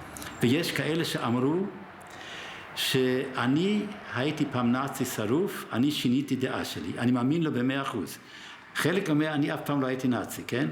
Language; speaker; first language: Hebrew; early bilingual, other home language; German